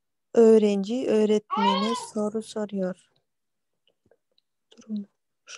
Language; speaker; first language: Turkish; non-native, learner; Kyrgyz